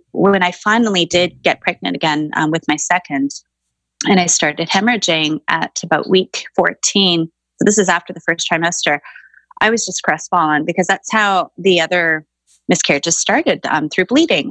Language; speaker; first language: English; native; English